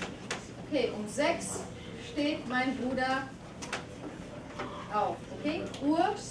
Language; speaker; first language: German; non-native, fluent; English